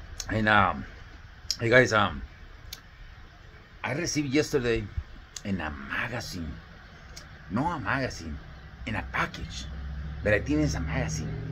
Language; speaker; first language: English; non-native, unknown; Spanish